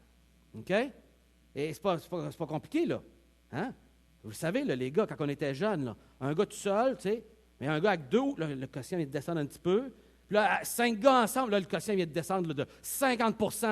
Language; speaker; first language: French; native; French